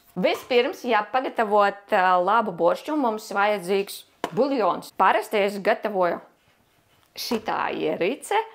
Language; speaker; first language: Latvian; non-native, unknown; Ukrainian